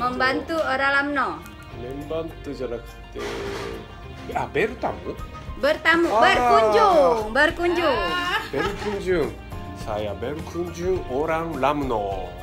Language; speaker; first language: Indonesian; non-native, learner; Japanese